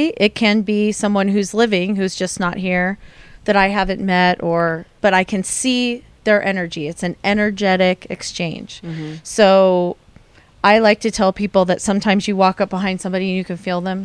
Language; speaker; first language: English; native; English